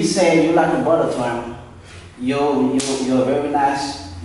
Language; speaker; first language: English; non-native, learner; Haitian Creole